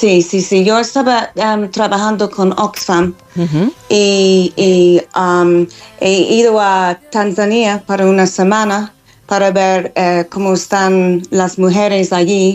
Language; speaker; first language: Spanish; non-native, fluent; English